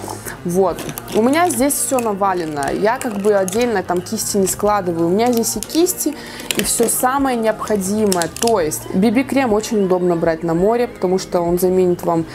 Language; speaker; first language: Russian; native; Russian